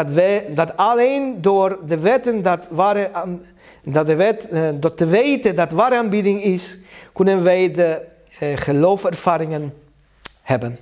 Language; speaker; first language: Dutch; non-native, learner; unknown